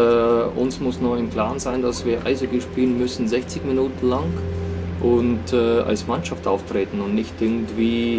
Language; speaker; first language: German; non-native, fluent; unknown